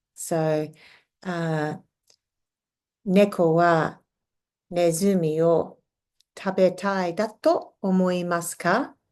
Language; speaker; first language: Japanese; non-native, fluent; English